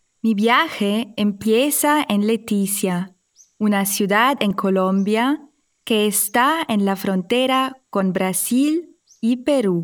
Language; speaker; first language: Spanish; non-native, fluent; German